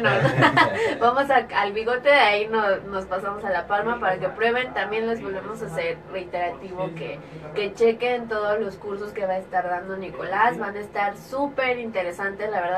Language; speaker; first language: Spanish; native; Spanish